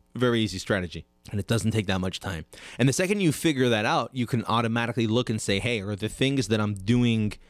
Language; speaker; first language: English; native; English